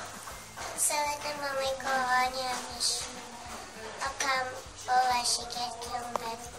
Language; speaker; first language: Hungarian; early bilingual, heritage; Hungarian